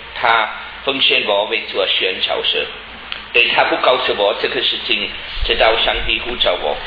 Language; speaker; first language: Chinese; non-native, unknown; German